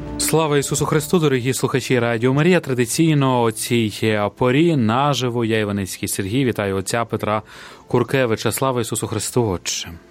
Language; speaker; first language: Ukrainian; native; Ukrainian